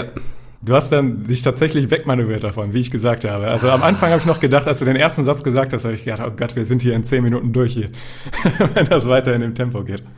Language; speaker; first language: German; native; German